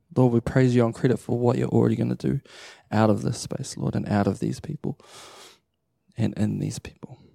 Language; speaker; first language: English; native; English